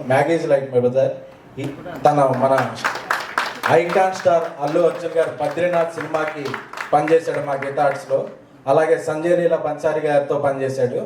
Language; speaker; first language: Telugu; native; Telugu